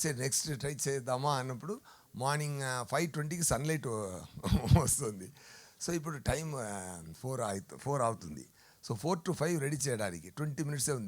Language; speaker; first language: Telugu; non-native, learner; Tamil